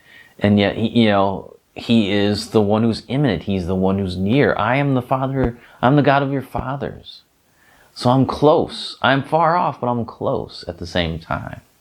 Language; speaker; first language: English; native; English